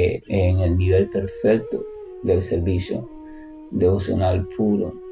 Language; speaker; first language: Spanish; native; Spanish